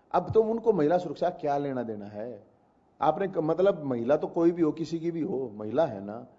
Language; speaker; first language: Hindi; native; Hindi